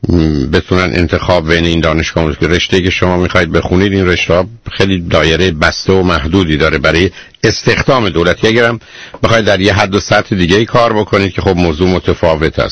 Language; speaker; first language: Persian; native; Persian